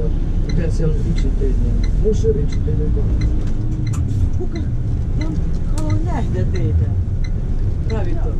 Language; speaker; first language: Finnish; non-native, fluent; Russian